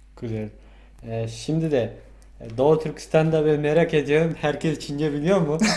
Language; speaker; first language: Turkish; non-native, fluent; Mongolian